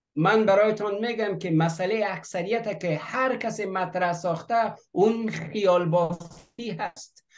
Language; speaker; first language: Persian; native; Persian